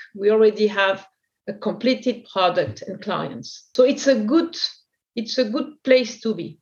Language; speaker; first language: English; non-native, fluent; French